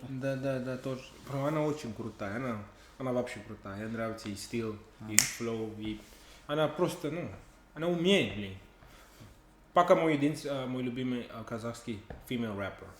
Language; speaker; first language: Russian; non-native, fluent; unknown